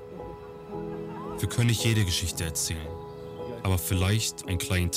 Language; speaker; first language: German; early bilingual, other home language; Kurdish